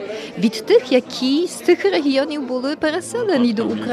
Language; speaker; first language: Polish; non-native, learner; Ukrainian